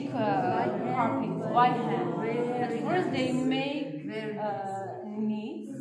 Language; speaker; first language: English; non-native, learner; Armenian